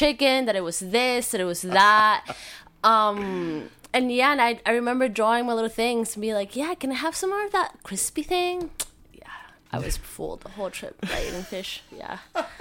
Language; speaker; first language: English; non-native, fluent; Spanish